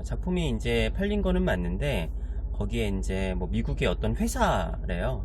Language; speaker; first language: Korean; native; Korean